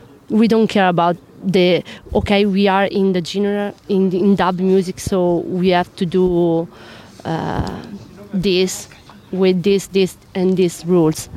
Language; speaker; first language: English; non-native, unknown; Italian